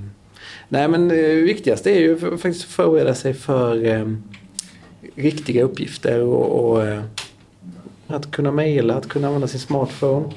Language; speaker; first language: Swedish; native; Swedish